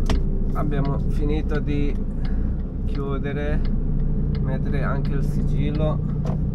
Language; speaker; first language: Italian; non-native, fluent; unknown